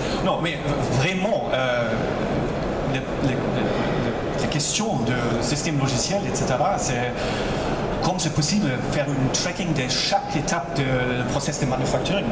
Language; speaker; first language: French; non-native, local second language; German